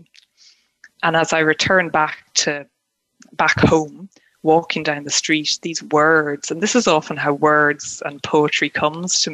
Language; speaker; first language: English; native; English